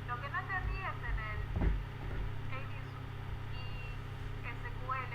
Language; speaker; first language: Spanish; native; Spanish